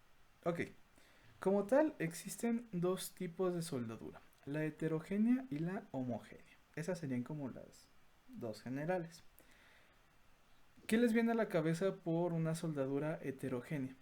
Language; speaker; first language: Spanish; native; Spanish